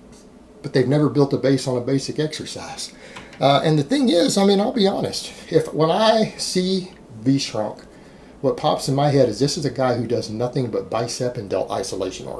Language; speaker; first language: English; native; English